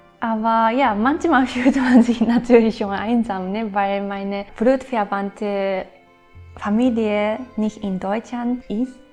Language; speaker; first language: German; non-native, fluent; Japanese